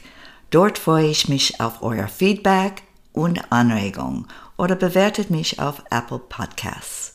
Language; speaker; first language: German; non-native, learner; English